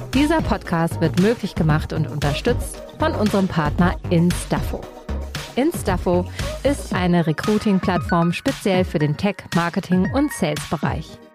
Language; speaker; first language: German; native; German